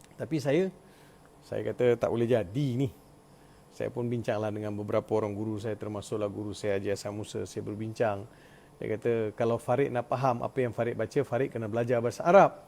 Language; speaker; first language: Malay; non-native, local second language; Tamil